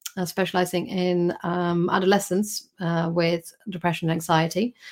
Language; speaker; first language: English; non-native, fluent; Swedish